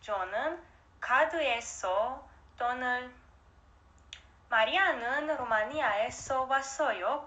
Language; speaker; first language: Korean; non-native, learner; Romanian